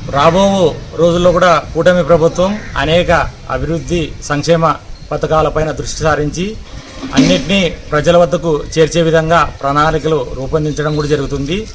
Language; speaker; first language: Telugu; native; Telugu